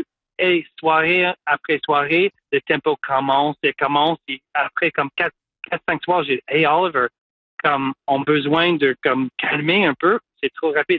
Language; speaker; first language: French; non-native, local second language; English